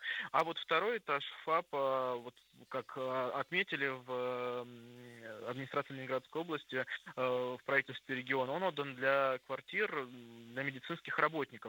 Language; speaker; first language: Russian; native; Russian